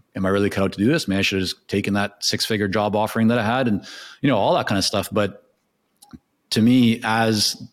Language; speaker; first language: English; non-native, fluent; Hebrew